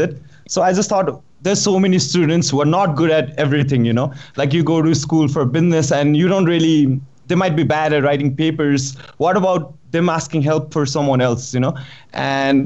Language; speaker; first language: English; non-native, local second language; Nepali